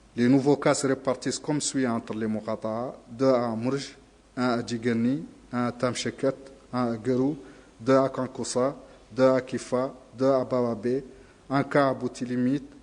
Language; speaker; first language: French; non-native, local second language; Arabic